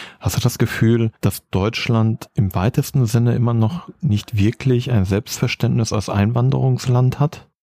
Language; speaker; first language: German; native; German